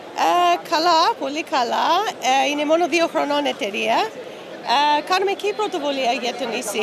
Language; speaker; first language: Greek; non-native, learner; English